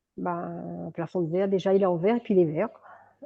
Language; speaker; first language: French; native; French